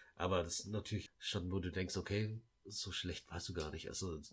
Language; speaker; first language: German; early bilingual, other home language; Lao